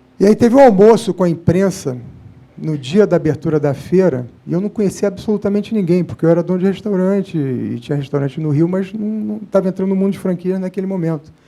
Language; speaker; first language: Portuguese; native; Portuguese